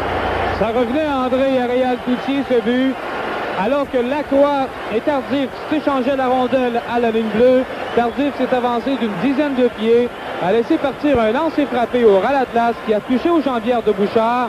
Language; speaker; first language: French; native; French